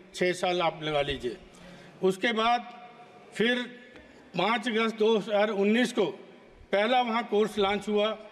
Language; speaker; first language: Hindi; native; Hindi